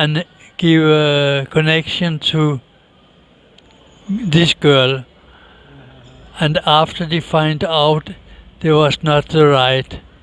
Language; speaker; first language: English; non-native, learner; Danish